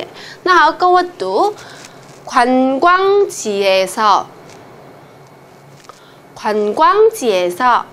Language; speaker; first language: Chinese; non-native, fluent; Korean